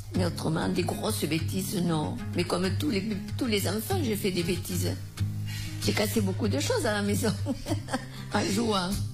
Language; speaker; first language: French; early bilingual, other home language; Spanish